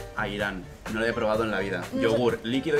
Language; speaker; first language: Spanish; native; Spanish